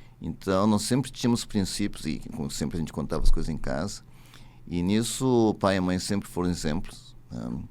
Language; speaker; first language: Portuguese; early bilingual, other home language; Japanese